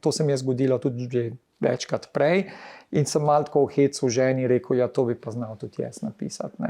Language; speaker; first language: Slovenian; early bilingual, heritage; Slovenian